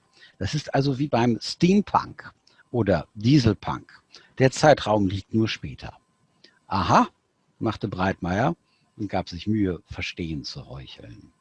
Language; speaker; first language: German; native; German